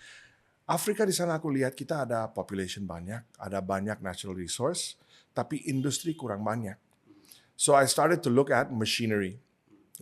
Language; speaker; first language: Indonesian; non-native, fluent; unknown